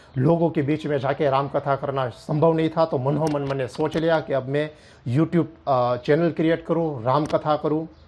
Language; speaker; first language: Hindi; non-native, local second language; Gujarati